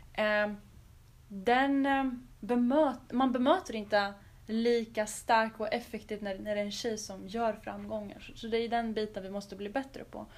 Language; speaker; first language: Swedish; early bilingual, other home language; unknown